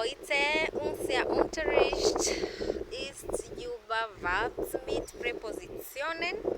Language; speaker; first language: German; non-native, learner; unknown